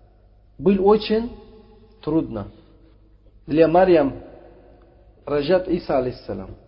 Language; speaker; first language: Russian; non-native, fluent; Uzbek